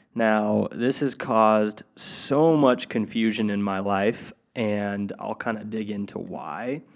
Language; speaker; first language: English; native; English